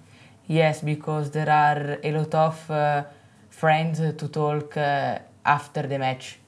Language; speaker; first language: English; non-native, learner; Italian